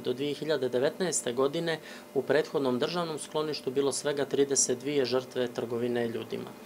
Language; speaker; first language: Serbian; native; Serbian